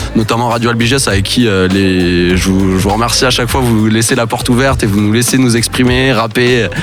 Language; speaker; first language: French; native; French